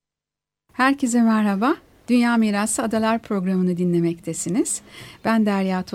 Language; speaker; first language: Turkish; native; Turkish